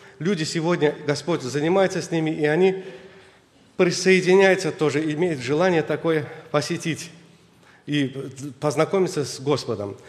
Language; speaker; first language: Russian; non-native, local second language; Azerbaijani